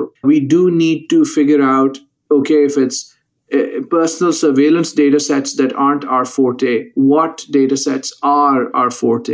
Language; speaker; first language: English; non-native, local second language; Urdu